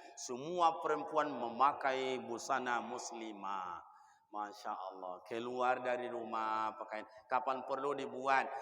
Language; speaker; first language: Malay; non-native, local second language; Minangkabau